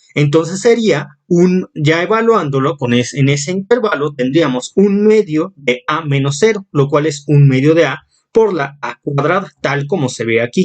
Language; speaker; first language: Spanish; native; Spanish